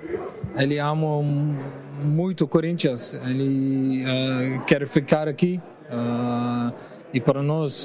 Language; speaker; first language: Portuguese; non-native, learner; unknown